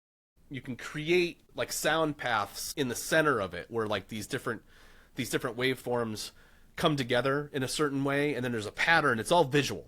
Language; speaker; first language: English; native; English